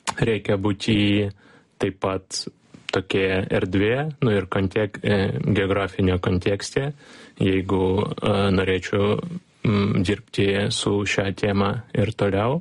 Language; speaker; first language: Lithuanian; non-native, learner; Ukrainian